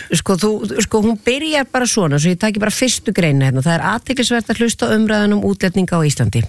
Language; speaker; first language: Icelandic; native; Icelandic